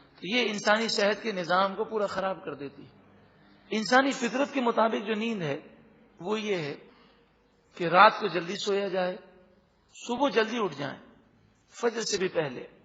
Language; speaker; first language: Urdu; native; Urdu